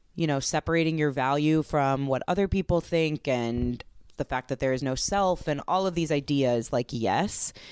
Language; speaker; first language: English; native; English